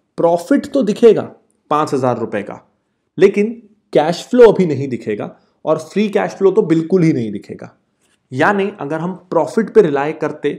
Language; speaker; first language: Hindi; native; Hindi